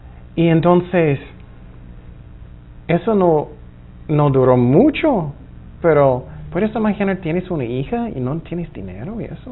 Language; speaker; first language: Spanish; non-native, fluent; English